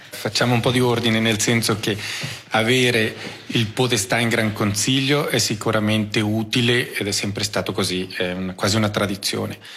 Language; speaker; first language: Italian; native; Italian